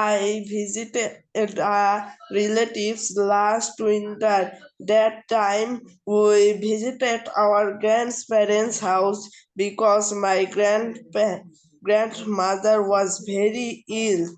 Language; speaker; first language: English; non-native, learner; Bangla